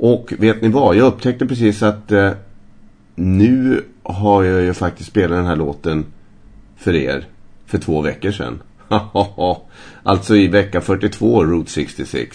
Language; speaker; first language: Swedish; native; Swedish